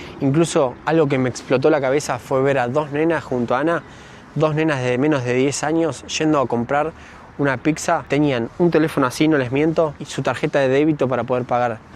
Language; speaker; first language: Spanish; native; Spanish